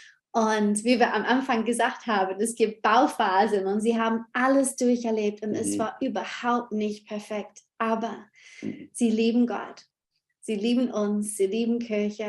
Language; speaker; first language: German; non-native, fluent; English